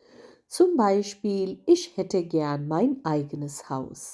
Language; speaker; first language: German; non-native, fluent; Hindi